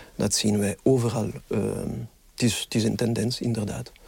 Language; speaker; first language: Dutch; non-native, local second language; French